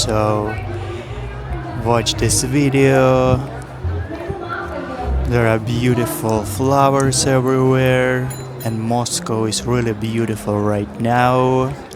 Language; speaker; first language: English; non-native, fluent; Russian